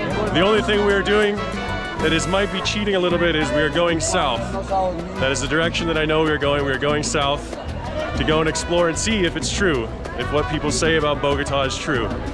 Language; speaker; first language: English; native; English